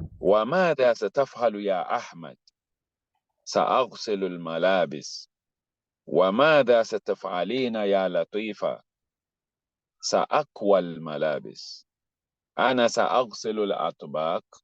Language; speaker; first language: Arabic; non-native, fluent; English